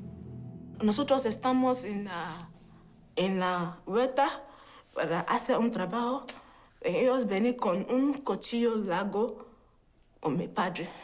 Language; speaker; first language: Spanish; non-native, learner; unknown